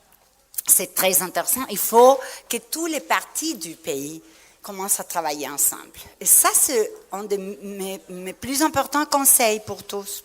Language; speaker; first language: French; non-native, fluent; Spanish